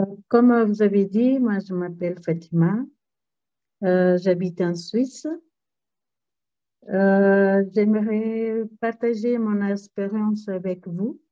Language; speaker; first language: French; non-native, fluent; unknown